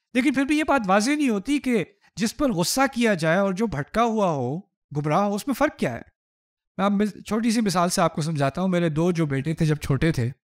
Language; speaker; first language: Urdu; native; Urdu